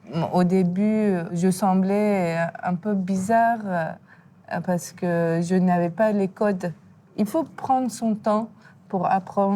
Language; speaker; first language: French; non-native, fluent; Persian